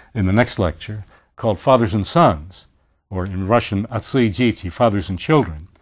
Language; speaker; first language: English; native; English